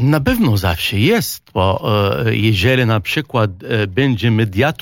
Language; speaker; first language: Polish; non-native, fluent; Arabic